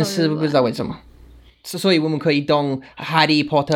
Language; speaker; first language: Chinese; non-native, learner; English